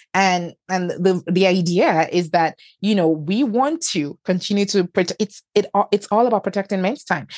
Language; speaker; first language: English; non-native, local second language; Yoruba